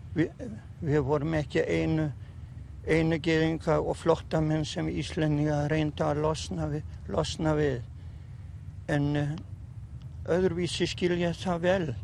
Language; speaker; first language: Icelandic; non-native, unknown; German